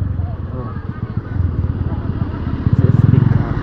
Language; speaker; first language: English; non-native, learner; Indonesian